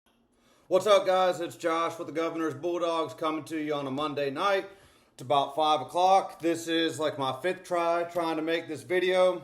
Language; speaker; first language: English; native; English